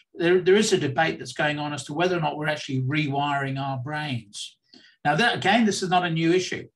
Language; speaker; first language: English; native; English